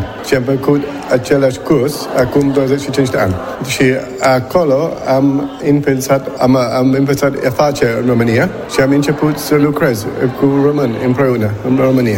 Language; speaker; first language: Romanian; non-native, learner; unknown